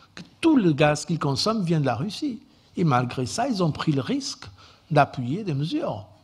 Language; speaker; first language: French; non-native, fluent; Portuguese